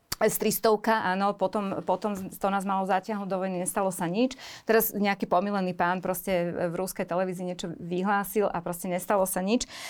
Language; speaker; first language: Slovak; native; Slovak